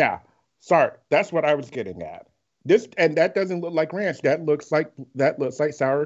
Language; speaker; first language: English; native; English